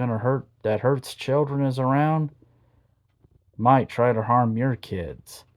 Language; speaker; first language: English; native; English